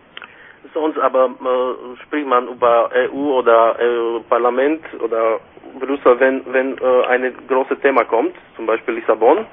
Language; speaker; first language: German; non-native, fluent; Slovak